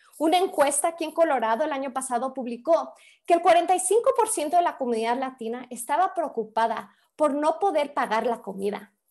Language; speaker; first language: Spanish; early bilingual, heritage; Spanish